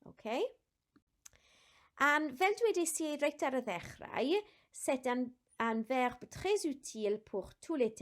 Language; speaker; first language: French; non-native, fluent; Welsh